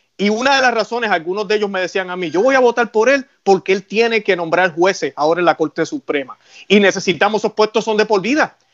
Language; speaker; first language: Spanish; native; Spanish